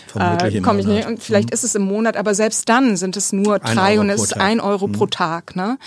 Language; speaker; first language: German; native; German